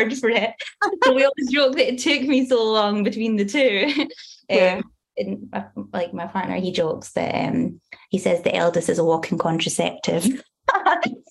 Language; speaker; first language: English; native; English